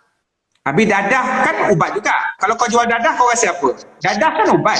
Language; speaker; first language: Malay; native; Malay